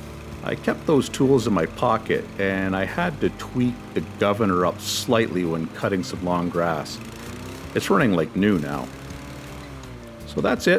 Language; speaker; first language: English; native; English